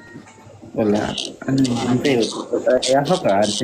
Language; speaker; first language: Amharic; non-native, local second language; Oromo